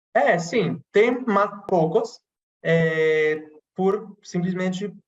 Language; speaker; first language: Portuguese; non-native, fluent; Italian